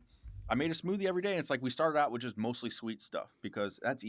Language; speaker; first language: English; native; English